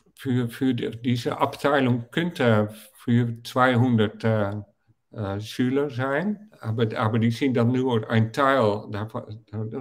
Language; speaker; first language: German; non-native, fluent; Dutch